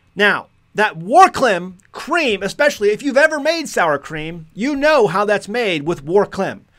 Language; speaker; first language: English; native; English